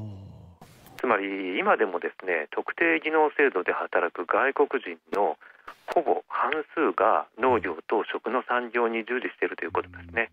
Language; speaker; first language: Japanese; native; Japanese